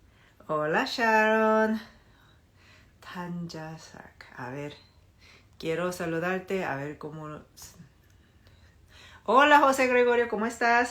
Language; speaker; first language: Spanish; non-native, fluent; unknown